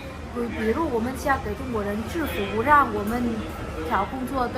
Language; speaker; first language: Chinese; non-native, learner; Vietnamese